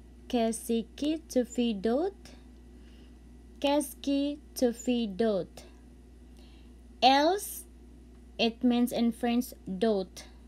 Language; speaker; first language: English; non-native, local second language; Cebuano